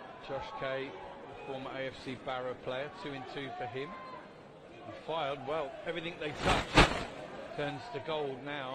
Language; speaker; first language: English; native; English